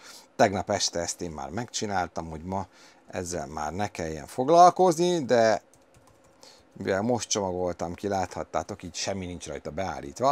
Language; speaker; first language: Hungarian; native; Hungarian